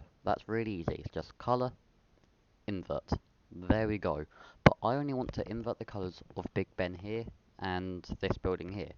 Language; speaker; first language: English; native; English